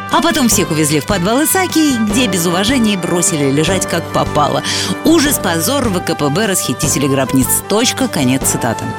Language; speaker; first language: Russian; native; Russian